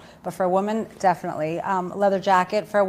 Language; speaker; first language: English; native; English